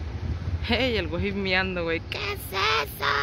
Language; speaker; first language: Spanish; native; Spanish